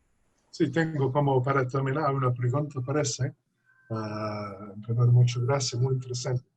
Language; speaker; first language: Spanish; non-native, fluent; English